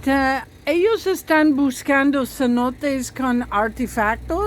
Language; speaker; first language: Spanish; non-native, learner; English